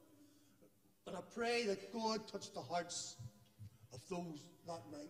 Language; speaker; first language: English; native; English